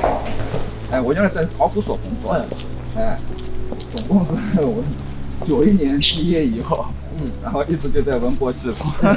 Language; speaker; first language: Chinese; native; Chinese